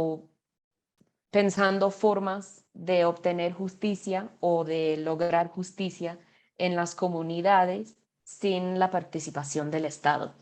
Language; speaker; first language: Spanish; non-native, fluent; English